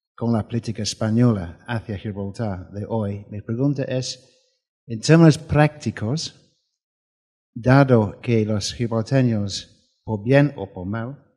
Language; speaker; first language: Spanish; non-native, fluent; English